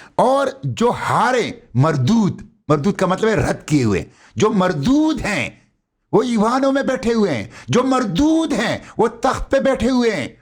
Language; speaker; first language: Urdu; non-native, local second language; Pashto